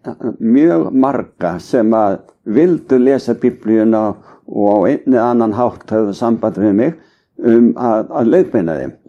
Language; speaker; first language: Icelandic; native; Icelandic